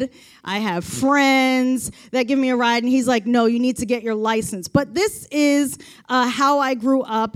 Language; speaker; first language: English; native; English